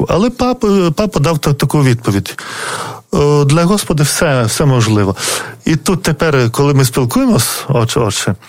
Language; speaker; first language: Ukrainian; non-native, fluent; Lithuanian